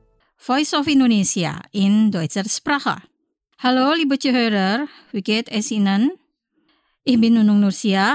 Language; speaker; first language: German; non-native, fluent; Indonesian